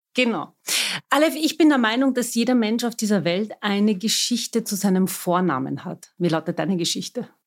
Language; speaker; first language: German; early bilingual, other home language; Turkish